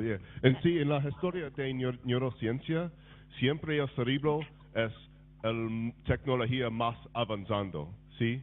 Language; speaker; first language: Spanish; non-native, learner; English